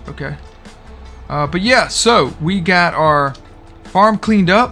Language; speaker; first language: English; native; English